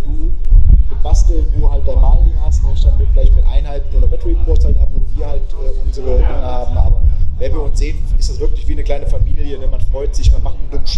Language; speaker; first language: German; native; German